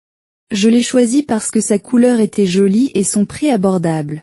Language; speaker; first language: French; non-native, learner; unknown